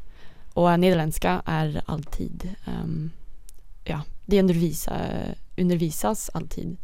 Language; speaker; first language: Swedish; non-native, learner; Dutch